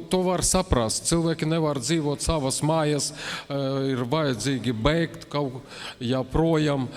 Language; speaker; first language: Latvian; non-native, local second language; Russian